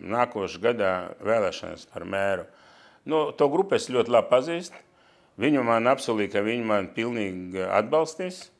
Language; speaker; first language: Latvian; non-native, local second language; Russian